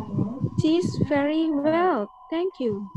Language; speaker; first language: English; non-native, learner; Indonesian